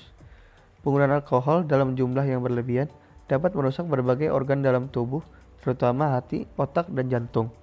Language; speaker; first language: Indonesian; native; Indonesian